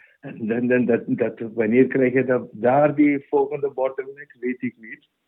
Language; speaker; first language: Dutch; non-native, fluent; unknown